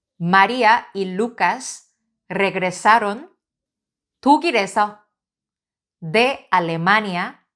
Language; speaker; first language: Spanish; non-native, fluent; Korean